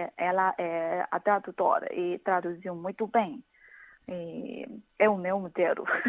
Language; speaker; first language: Portuguese; non-native, fluent; Chinese